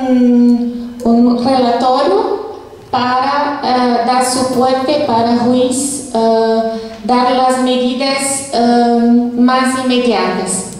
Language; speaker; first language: Spanish; non-native, fluent; Portuguese